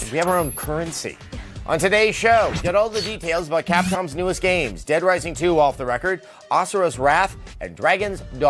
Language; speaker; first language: English; native; English